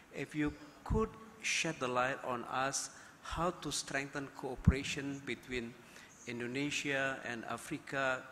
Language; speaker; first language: English; non-native, fluent; Indonesian